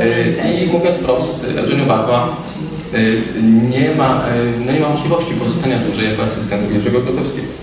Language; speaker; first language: Polish; native; Polish